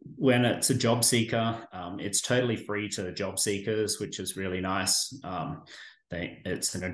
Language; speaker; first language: English; native; English